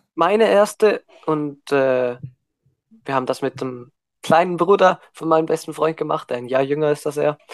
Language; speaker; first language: German; native; German